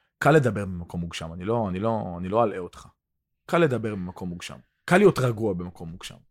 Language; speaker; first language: Hebrew; early bilingual, other home language; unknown